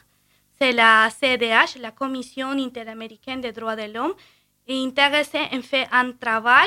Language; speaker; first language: French; non-native, fluent; Spanish